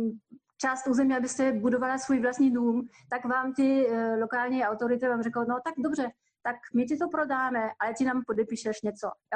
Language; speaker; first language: Czech; non-native, fluent; French